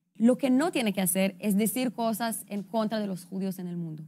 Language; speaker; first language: Spanish; non-native, fluent; Hebrew